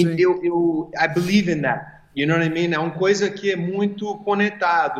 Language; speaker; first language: Portuguese; early bilingual, heritage; English